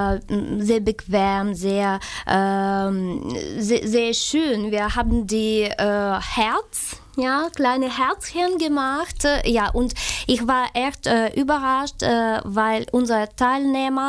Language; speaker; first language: German; non-native, fluent; Ukrainian